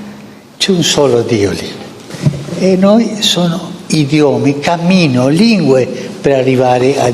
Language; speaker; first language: Italian; early bilingual, heritage; Spanish